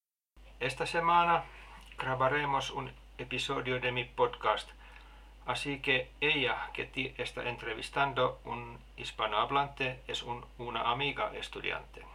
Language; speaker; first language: Spanish; non-native, learner; Finnish